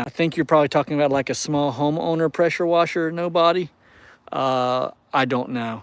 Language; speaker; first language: English; native; English